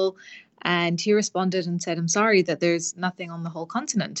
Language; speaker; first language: English; native; English